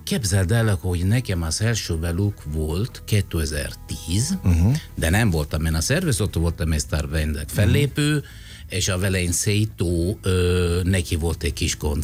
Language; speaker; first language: Hungarian; non-native, fluent; Italian